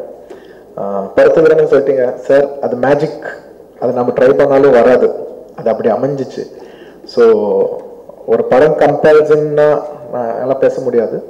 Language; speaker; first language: Tamil; non-native, local second language; Telugu